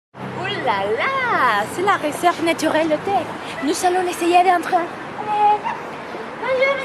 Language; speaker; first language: French; non-native, learner; Spanish